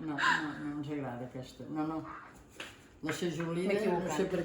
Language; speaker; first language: Catalan; native; Catalan